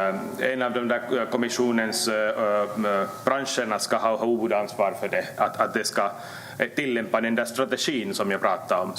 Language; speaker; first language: Swedish; native; Swedish